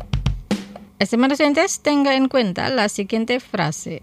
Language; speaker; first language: Spanish; non-native, fluent; Indonesian